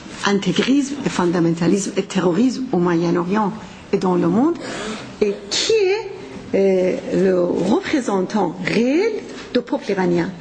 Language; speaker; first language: French; non-native, fluent; Persian